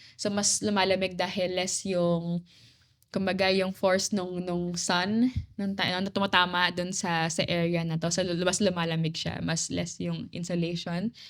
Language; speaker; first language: Filipino; native; Filipino